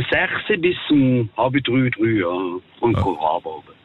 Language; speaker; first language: German; native; German